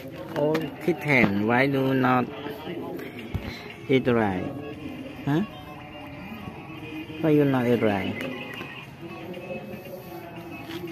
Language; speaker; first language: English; non-native, learner; Vietnamese